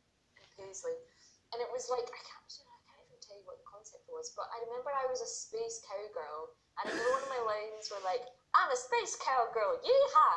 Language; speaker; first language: English; native; English